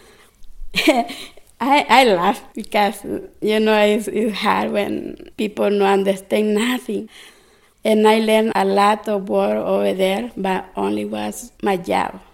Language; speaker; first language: English; non-native, learner; Spanish